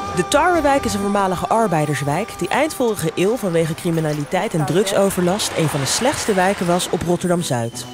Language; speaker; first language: Dutch; native; Dutch